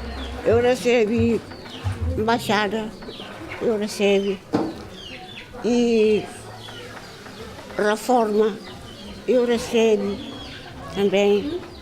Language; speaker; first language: Portuguese; non-native, learner; Kabuverdianu